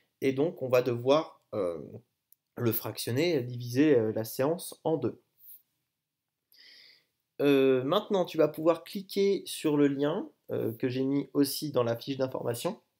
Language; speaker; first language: French; native; French